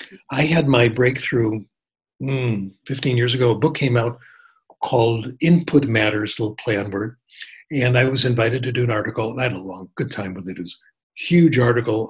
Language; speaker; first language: English; native; English